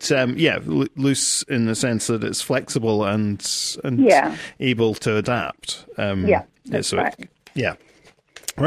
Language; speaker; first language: English; native; English